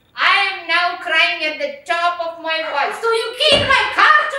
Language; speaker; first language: English; non-native, local second language; Malayalam